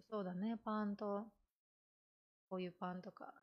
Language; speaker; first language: Japanese; non-native, fluent; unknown